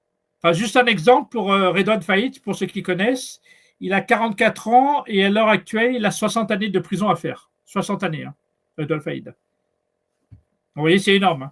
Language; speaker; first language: French; native; French